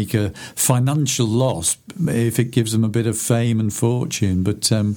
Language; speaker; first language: English; native; English